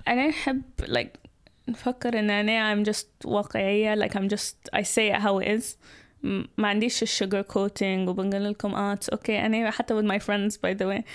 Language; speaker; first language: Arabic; early bilingual, heritage; Arabic